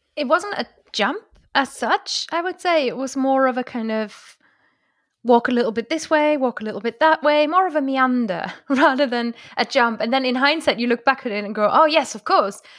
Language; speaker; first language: English; non-native, fluent; German